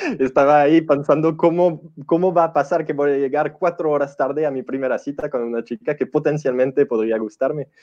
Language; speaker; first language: Spanish; non-native, fluent; French